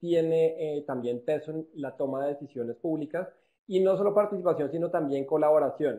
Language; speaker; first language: Spanish; native; Spanish